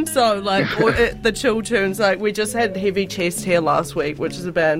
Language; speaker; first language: English; native; English